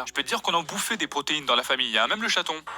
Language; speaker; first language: French; native; French